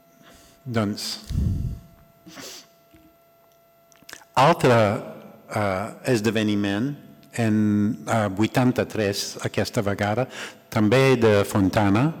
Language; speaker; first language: Catalan; non-native, learner; English